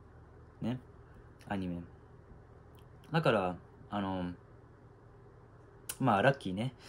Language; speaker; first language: Japanese; non-native, fluent; English